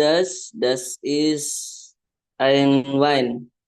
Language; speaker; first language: German; non-native, learner; Indonesian